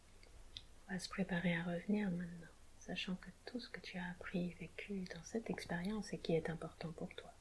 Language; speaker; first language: French; native; French